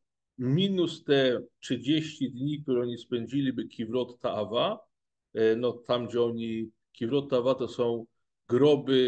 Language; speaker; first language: Polish; non-native, fluent; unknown